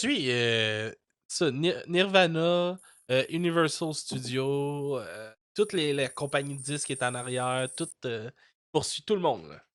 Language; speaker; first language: French; native; French